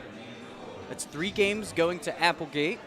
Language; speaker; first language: English; native; English